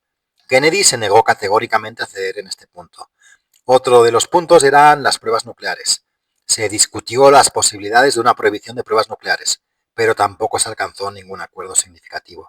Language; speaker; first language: Spanish; native; Spanish